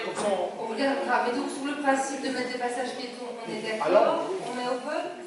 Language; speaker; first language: French; native; French